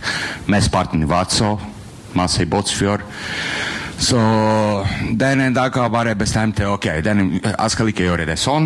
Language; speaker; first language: Norwegian; non-native, learner; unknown